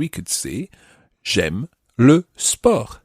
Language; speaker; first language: French; non-native, fluent; English